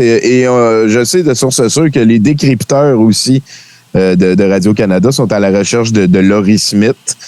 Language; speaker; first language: French; native; French